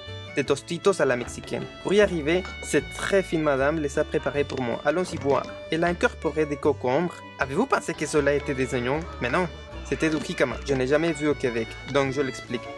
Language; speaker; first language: French; non-native, fluent; Spanish